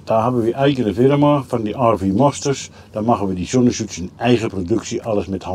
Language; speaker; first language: German; non-native, learner; Dutch